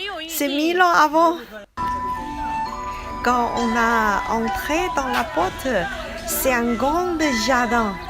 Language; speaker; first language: French; non-native, learner; Chinese